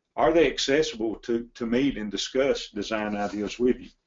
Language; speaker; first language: English; native; English